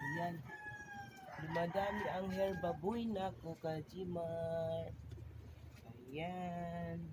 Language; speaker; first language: Filipino; native; Filipino